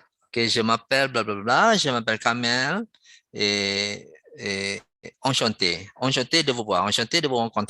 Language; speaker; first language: French; non-native, fluent; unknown